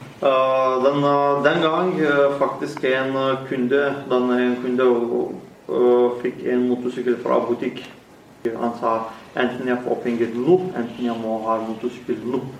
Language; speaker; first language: Norwegian; non-native, learner; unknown